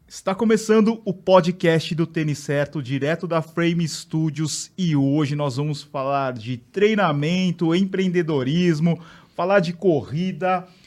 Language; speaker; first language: Portuguese; native; Portuguese